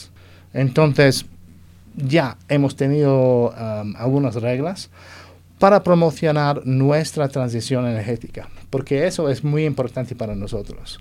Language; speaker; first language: Spanish; non-native, fluent; English